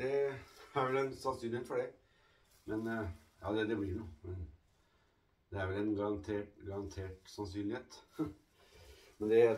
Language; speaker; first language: Norwegian; native; Norwegian